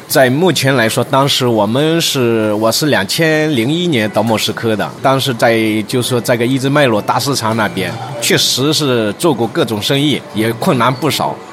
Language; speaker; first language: Chinese; native; Chinese